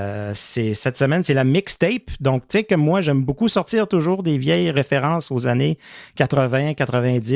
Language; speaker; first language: French; native; French